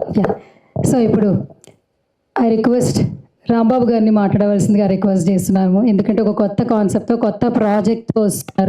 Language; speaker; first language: Telugu; native; Telugu